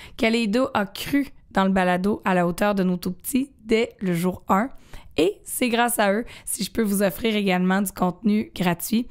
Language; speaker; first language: French; native; French